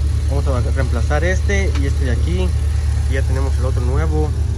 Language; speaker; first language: Spanish; native; Spanish